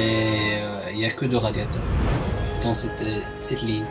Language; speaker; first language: French; non-native, fluent; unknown